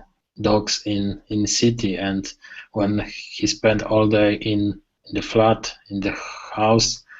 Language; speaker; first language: English; non-native, learner; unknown